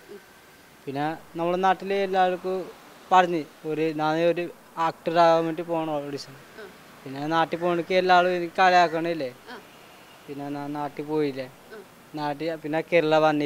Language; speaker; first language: Malayalam; non-native, local second language; Odia